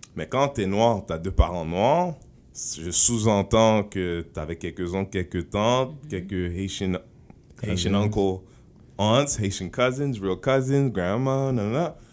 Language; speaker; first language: French; non-native, local second language; Haitian Creole